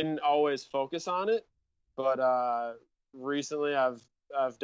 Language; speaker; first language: English; native; English